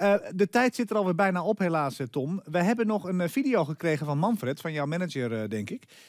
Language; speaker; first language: Dutch; native; Dutch